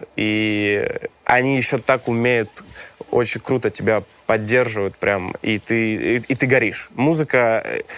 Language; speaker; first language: Russian; non-native, fluent; Romanian